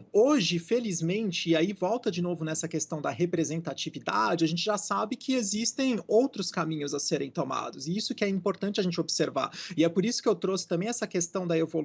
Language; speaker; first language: Portuguese; native; Portuguese